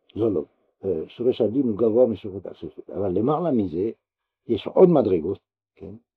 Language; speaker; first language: Hebrew; non-native, fluent; French